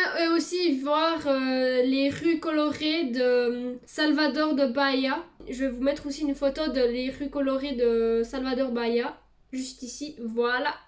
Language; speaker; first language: French; early bilingual, other home language; Portuguese